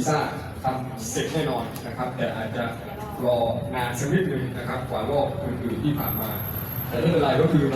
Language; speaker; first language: Thai; native; Thai